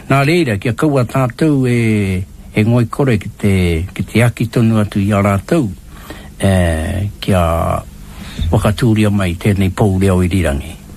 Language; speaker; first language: Māori; native; Māori